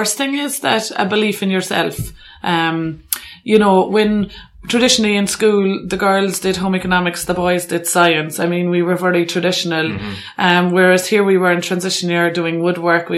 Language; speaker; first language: English; native; English